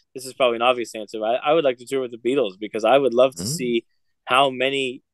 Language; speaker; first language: English; native; English